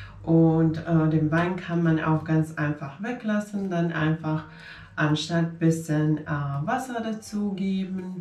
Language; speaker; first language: German; non-native, fluent; Finnish